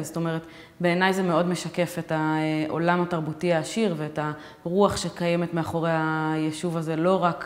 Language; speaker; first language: Hebrew; native; Hebrew